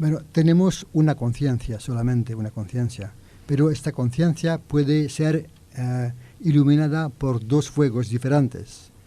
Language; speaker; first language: Spanish; non-native, learner; French